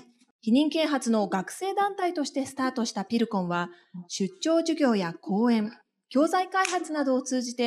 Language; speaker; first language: Japanese; native; Japanese